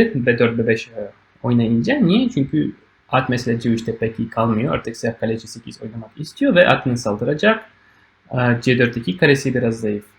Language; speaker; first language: Turkish; non-native, fluent; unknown